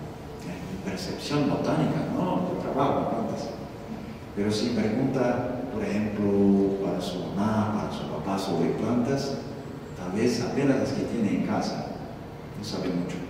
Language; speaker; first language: Spanish; non-native, learner; Portuguese